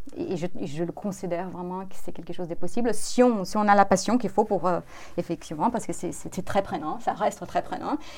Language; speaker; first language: French; non-native, fluent; Portuguese